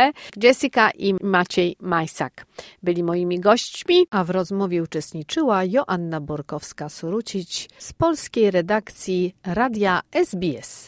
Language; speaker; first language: Polish; native; Polish